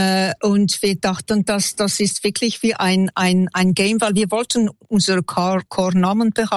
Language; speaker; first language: German; non-native, local second language; French